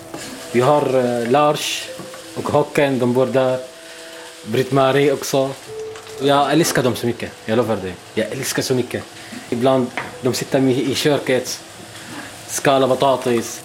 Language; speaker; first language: Swedish; non-native, learner; Arabic